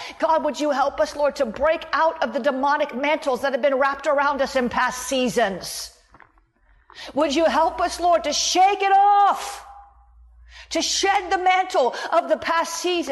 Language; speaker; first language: English; native; English